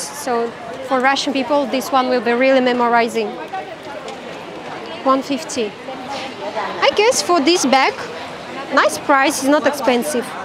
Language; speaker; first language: English; non-native, learner; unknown